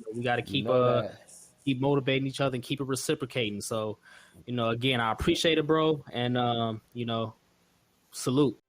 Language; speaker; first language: English; native; English